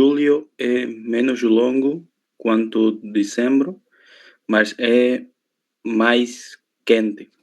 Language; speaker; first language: Portuguese; non-native, learner; Spanish